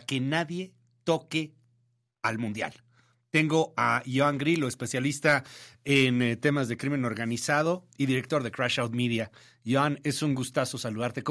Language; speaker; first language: Spanish; native; Spanish